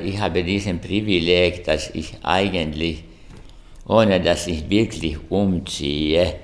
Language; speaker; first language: German; non-native, fluent; Finnish